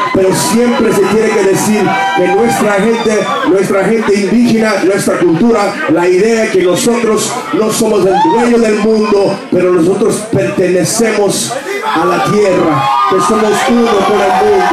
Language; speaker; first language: Spanish; early bilingual, heritage; Spanish